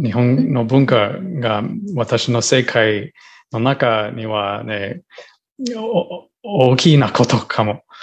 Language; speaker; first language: Japanese; non-native, learner; English